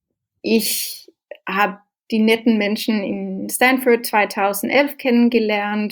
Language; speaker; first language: German; non-native, fluent; Danish